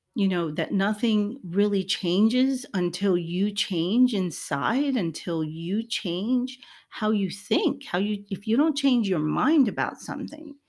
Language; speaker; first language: English; early bilingual, other home language; Spanish